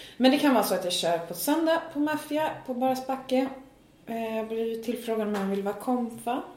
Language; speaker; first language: Swedish; native; Swedish